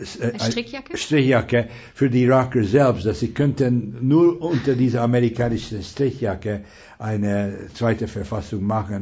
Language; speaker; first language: German; non-native, fluent; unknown